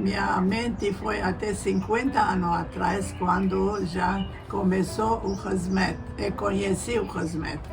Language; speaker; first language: Portuguese; non-native, learner; Armenian